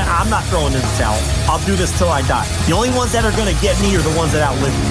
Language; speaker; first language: English; native; English